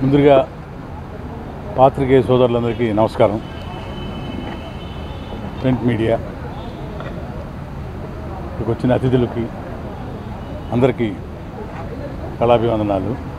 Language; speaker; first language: Telugu; native; Telugu